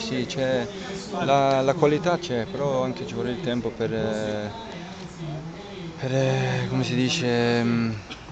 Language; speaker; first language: Italian; non-native, learner; Danish